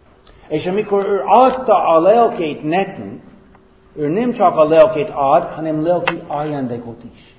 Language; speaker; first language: Hungarian; non-native, fluent; English